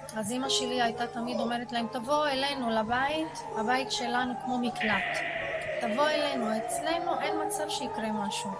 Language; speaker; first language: Hebrew; non-native, local second language; Arabic